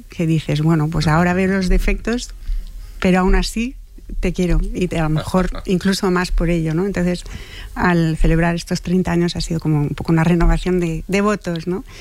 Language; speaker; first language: Spanish; non-native, fluent; French